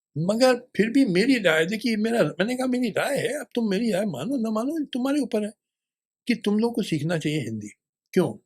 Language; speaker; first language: Hindi; native; Hindi